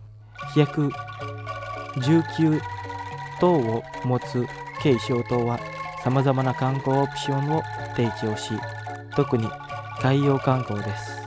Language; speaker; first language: Japanese; non-native, fluent; Indonesian